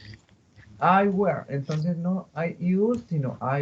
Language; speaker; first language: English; non-native, learner; Spanish